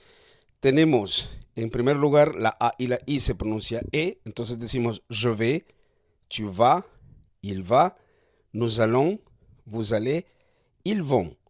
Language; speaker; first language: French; non-native, fluent; Spanish